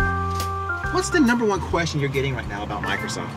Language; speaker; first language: English; native; English